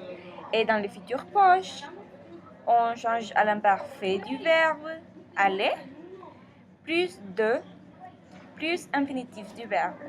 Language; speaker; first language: French; non-native, learner; Spanish